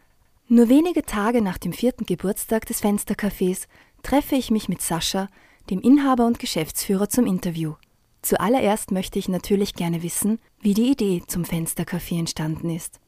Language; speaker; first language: German; native; German